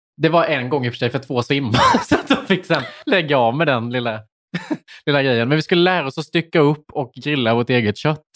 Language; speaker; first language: Swedish; native; Swedish